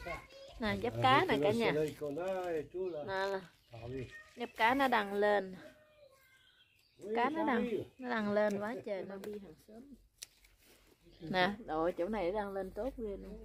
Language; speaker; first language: Vietnamese; native; Vietnamese